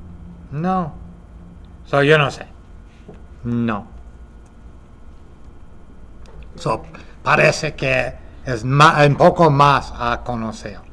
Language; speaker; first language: Spanish; non-native, fluent; English